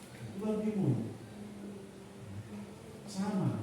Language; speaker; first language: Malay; non-native, local second language; Javanese